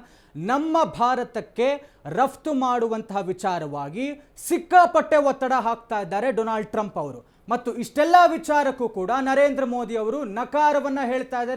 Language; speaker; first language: Kannada; native; Kannada